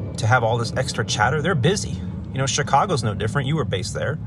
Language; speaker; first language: English; native; English